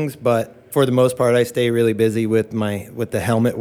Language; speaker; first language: English; native; English